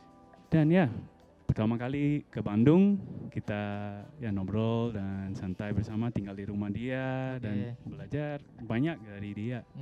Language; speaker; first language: Indonesian; non-native, fluent; Dutch